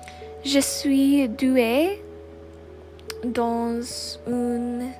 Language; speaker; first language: French; non-native, learner; English